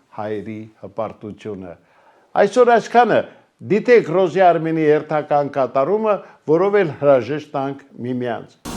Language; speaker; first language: Armenian; native; Armenian